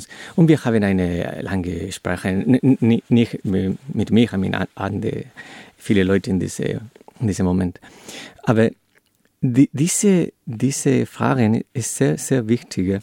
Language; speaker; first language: German; non-native, learner; Spanish